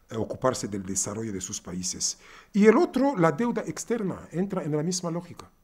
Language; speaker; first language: Spanish; non-native, fluent; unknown